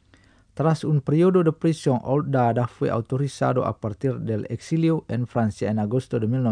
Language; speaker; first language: Spanish; non-native, fluent; Indonesian